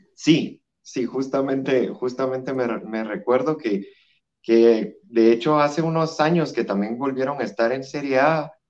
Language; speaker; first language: Spanish; native; Spanish